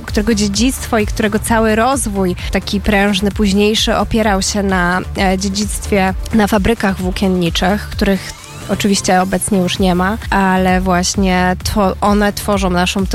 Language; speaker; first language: Polish; native; Polish